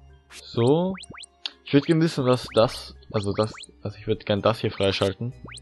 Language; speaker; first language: German; native; German